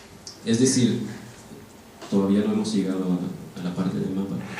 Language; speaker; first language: Spanish; non-native, fluent; French